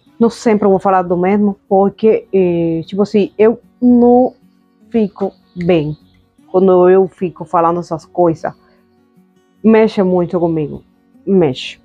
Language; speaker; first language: Portuguese; non-native, fluent; Spanish